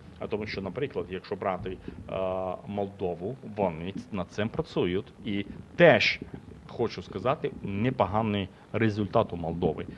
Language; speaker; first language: Ukrainian; non-native, local second language; Russian